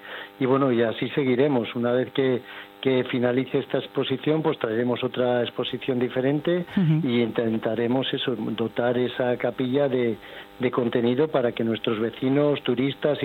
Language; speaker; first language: Spanish; native; Spanish